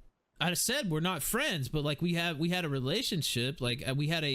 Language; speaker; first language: English; native; English